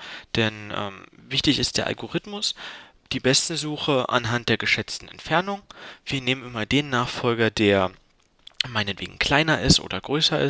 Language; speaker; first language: German; native; German